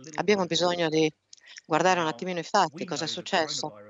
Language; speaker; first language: Italian; non-native, fluent; German